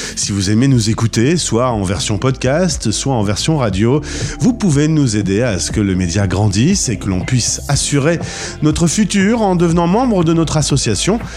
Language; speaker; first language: French; non-native, fluent; Portuguese